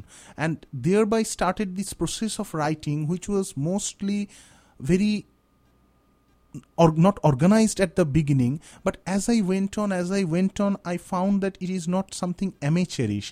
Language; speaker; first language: English; non-native, local second language; Bangla